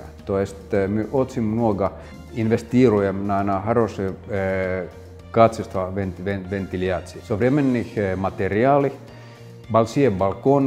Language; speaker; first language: Russian; non-native, fluent; Finnish